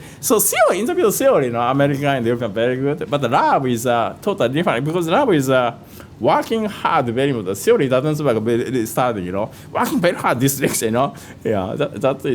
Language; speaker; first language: English; non-native, fluent; Japanese